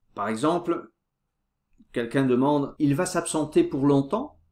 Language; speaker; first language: French; non-native, fluent; Portuguese